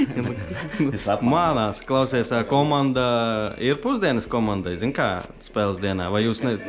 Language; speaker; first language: Latvian; native; Latvian